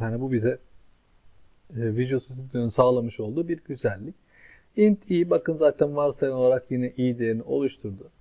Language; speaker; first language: Turkish; native; Turkish